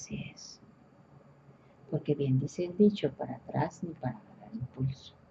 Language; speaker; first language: Spanish; native; Spanish